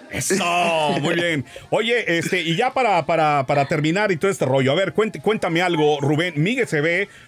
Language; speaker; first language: Spanish; native; Spanish